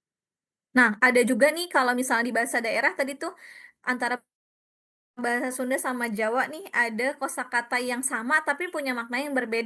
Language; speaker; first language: Indonesian; native; Indonesian